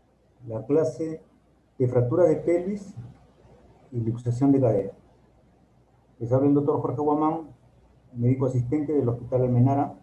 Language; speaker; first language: Spanish; native; Spanish